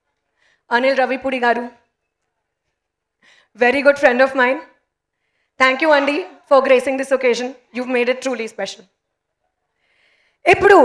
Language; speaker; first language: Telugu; non-native, local second language; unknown